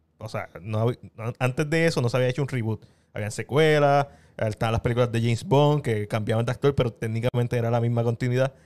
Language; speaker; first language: Spanish; native; Spanish